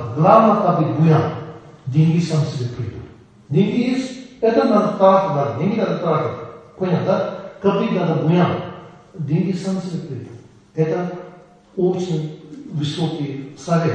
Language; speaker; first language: Russian; non-native, learner; Tibetan